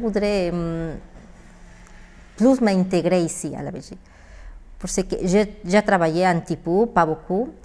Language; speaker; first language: French; non-native, learner; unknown